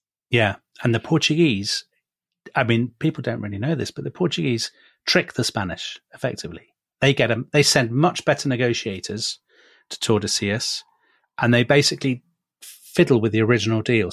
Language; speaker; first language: English; native; English